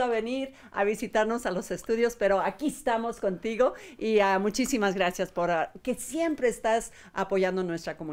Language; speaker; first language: Spanish; native; Spanish